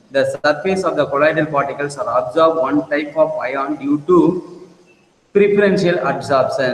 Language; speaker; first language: English; non-native, local second language; Tamil